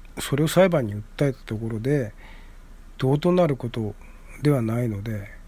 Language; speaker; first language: Japanese; native; Japanese